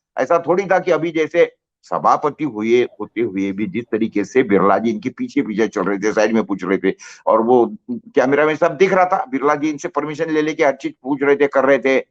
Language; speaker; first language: Hindi; non-native, local second language; Marathi